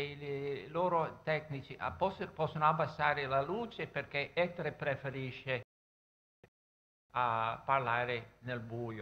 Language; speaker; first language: Italian; non-native, fluent; English